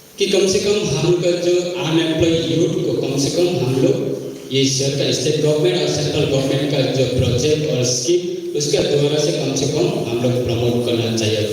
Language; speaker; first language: Hindi; non-native, local second language; Kok Borok